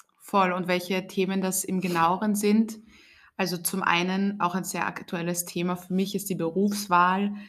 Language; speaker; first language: German; native; German